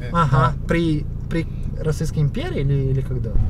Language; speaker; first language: Russian; non-native, learner; Italian